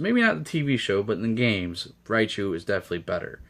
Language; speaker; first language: English; native; English